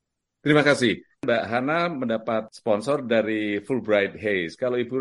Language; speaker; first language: Indonesian; native; Indonesian